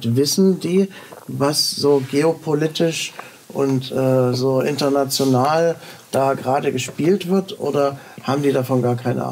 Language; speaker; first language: German; native; German